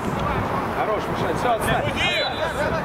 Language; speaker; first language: Russian; native; Russian